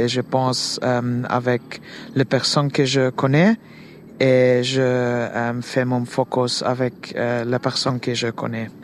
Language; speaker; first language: French; non-native, learner; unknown